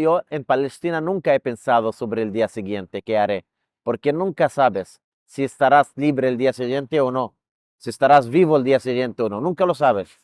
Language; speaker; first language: Spanish; non-native, fluent; Arabic